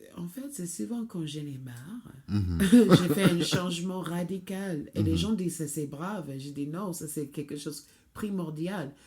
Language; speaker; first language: French; non-native, fluent; English